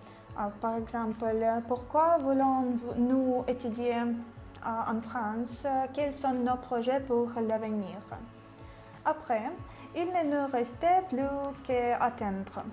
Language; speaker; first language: French; non-native, learner; Ukrainian